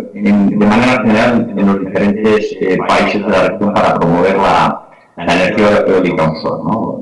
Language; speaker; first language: Spanish; native; Spanish